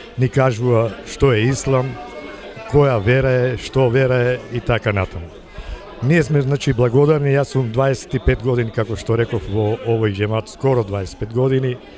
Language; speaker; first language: Macedonian; native; Macedonian